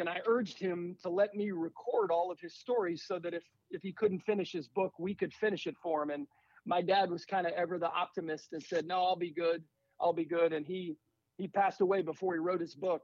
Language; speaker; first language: English; native; English